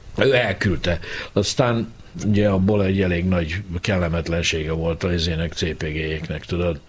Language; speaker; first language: Hungarian; native; Hungarian